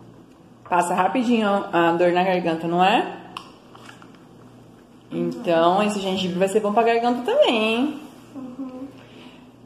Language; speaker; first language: Portuguese; native; Portuguese